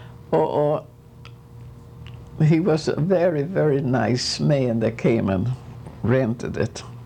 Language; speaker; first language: English; non-native, fluent; Swedish